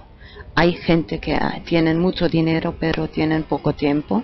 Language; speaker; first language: Spanish; non-native, fluent; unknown